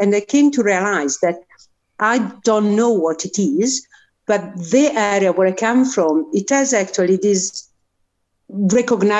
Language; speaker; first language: English; non-native, fluent; Italian